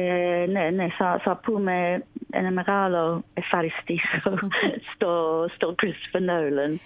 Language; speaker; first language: Greek; non-native, learner; English